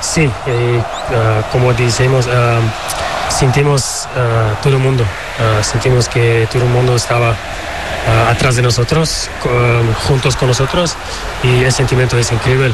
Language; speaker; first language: Spanish; non-native, learner; Portuguese